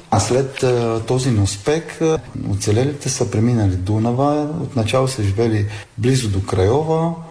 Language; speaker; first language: Bulgarian; early bilingual, heritage; Bulgarian